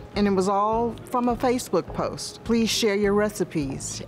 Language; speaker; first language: English; native; English